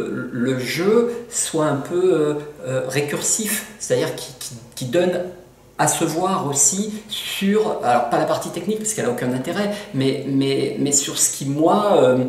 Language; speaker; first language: French; native; French